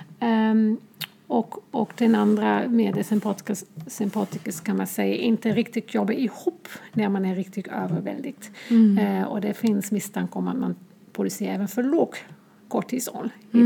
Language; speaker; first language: Swedish; non-native, fluent; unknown